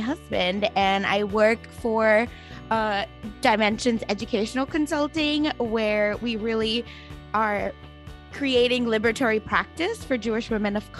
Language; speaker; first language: English; non-native, local second language; Marathi